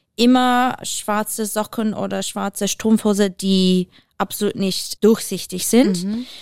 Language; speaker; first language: German; non-native, fluent; English